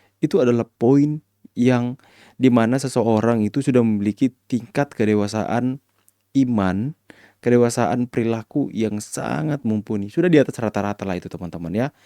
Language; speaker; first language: Indonesian; native; Indonesian